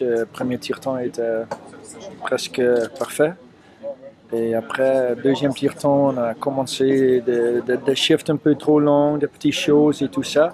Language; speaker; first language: French; non-native, fluent; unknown